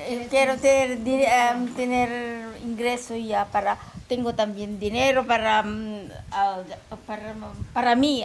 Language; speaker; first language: Spanish; non-native, learner; Filipino